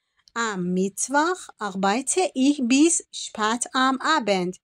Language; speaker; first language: German; non-native, fluent; Persian